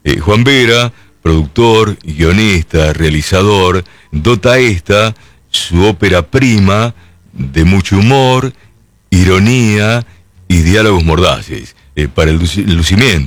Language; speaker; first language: Spanish; native; Spanish